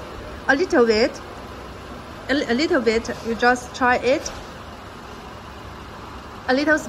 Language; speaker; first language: English; non-native, learner; Chinese